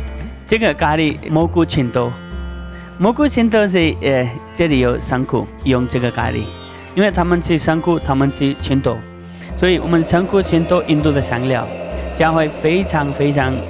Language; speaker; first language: Chinese; non-native, learner; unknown